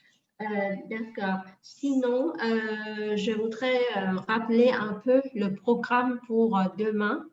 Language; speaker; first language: French; non-native, fluent; Vietnamese